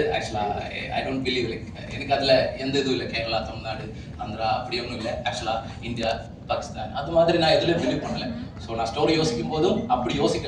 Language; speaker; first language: Tamil; non-native, fluent; Malayalam